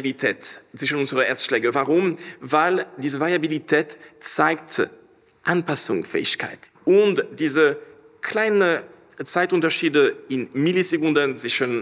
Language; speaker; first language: German; non-native, fluent; French